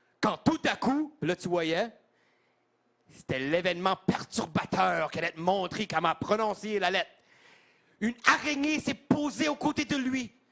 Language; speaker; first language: French; non-native, local second language; English